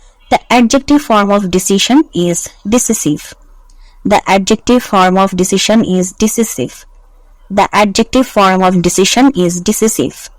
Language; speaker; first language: English; non-native, local second language; Bangla